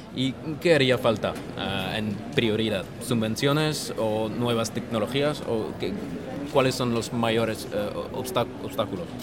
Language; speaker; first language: Spanish; non-native, fluent; French